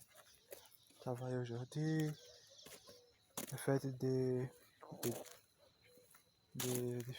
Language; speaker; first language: French; non-native, learner; Portuguese